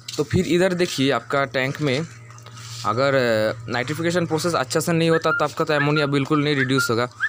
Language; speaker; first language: Hindi; non-native, local second language; Bangla